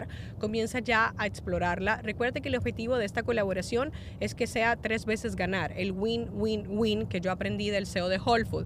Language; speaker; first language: Spanish; native; Spanish